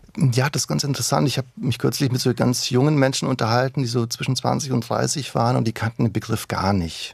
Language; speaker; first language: German; early bilingual, other home language; Bosnian